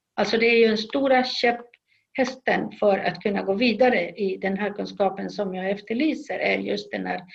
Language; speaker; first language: Swedish; non-native, fluent; Spanish